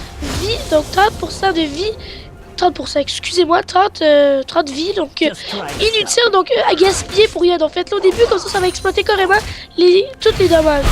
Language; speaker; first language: French; native; French